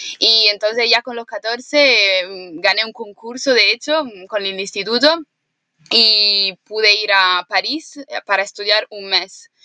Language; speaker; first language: Spanish; non-native, fluent; Italian